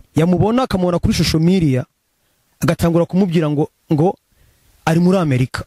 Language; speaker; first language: Rundi; early bilingual, heritage; Rundi